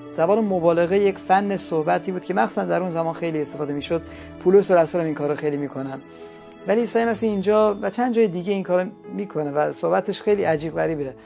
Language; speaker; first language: Persian; non-native, local second language; Armenian